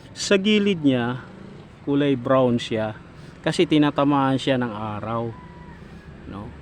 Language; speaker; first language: Filipino; non-native, local second language; Waray